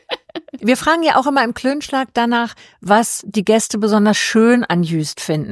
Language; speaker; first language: German; native; German